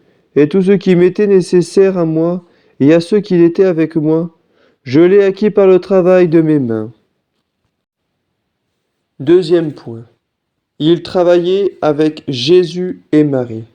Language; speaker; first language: French; native; French